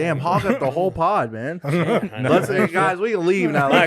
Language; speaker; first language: English; native; English